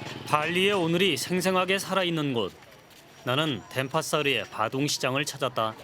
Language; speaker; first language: Korean; native; Korean